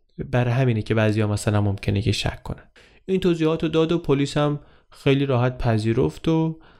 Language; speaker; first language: Persian; native; Persian